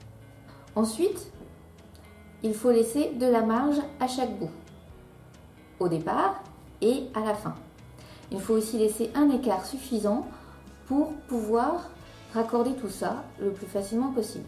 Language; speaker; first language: French; native; French